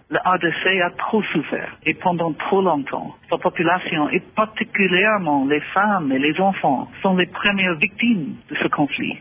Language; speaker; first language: French; non-native, fluent; English